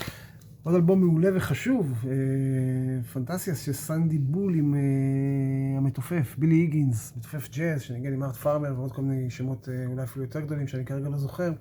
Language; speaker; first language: Hebrew; native; Hebrew